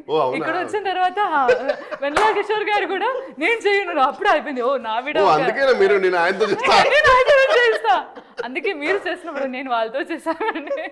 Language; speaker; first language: Telugu; non-native, learner; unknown